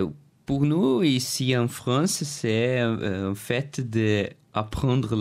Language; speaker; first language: French; non-native, learner; Portuguese